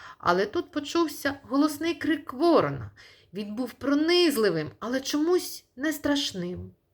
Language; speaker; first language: Ukrainian; non-native, local second language; Russian